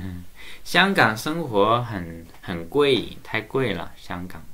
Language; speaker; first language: Chinese; native; Chinese